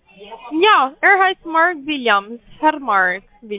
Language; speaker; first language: German; non-native, learner; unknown